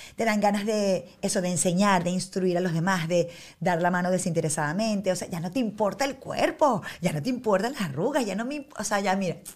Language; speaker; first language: Spanish; native; Spanish